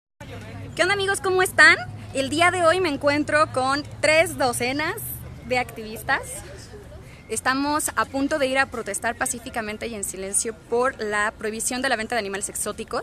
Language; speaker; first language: Spanish; native; Spanish